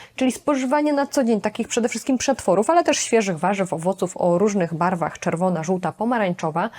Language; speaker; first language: Polish; native; Polish